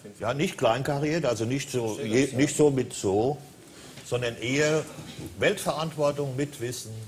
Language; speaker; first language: German; native; German